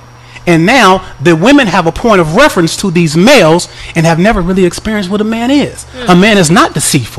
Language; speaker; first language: English; native; English